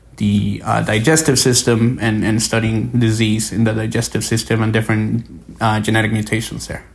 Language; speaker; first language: English; early bilingual, other home language; Spanish